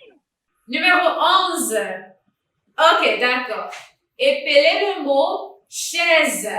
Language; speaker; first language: French; non-native, fluent; English